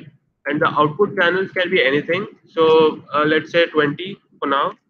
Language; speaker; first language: English; non-native, local second language; Hindi